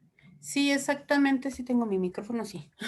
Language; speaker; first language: Spanish; native; Spanish